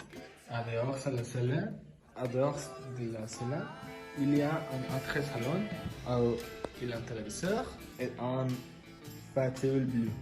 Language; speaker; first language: French; non-native, learner; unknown